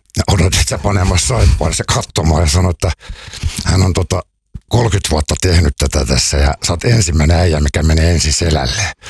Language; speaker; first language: Finnish; native; Finnish